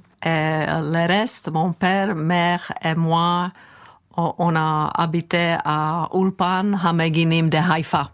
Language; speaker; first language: French; non-native, fluent; Czech